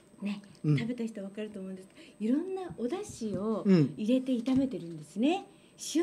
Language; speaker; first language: Japanese; native; Japanese